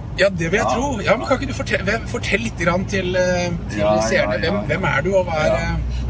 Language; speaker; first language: Norwegian; native; Norwegian